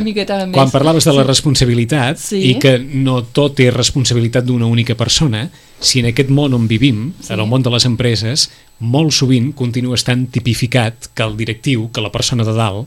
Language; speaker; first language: Catalan; native; Catalan